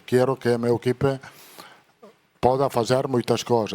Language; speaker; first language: Portuguese; non-native, learner; Italian